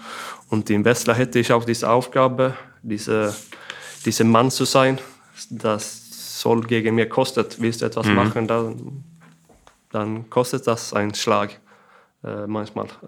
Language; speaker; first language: German; non-native, fluent; Swedish